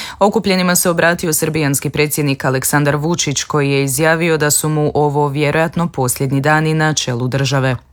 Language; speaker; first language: Croatian; native; Croatian